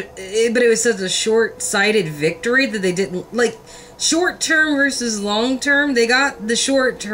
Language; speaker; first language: English; native; English